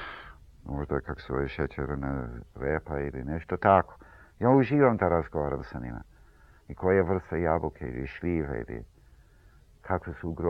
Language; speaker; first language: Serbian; early bilingual, heritage; Serbian